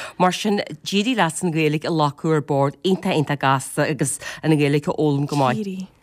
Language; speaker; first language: Irish; native; Irish